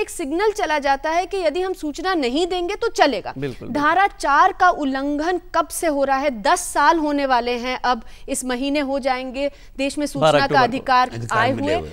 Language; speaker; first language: Hindi; native; Hindi